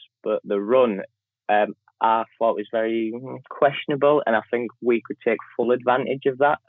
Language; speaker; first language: English; native; English